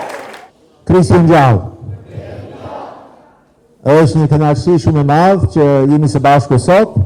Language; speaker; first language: Albanian; non-native, fluent; English